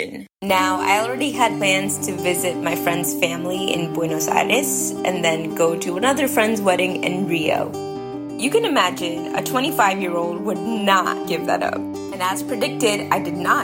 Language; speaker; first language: English; early bilingual, other home language; Gujarati